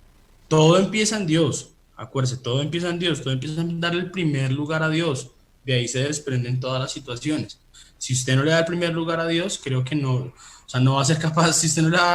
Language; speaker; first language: Spanish; native; Spanish